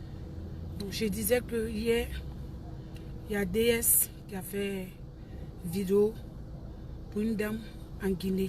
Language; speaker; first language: French; non-native, local second language; Dyula